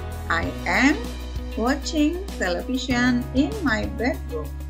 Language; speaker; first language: English; non-native, fluent; Indonesian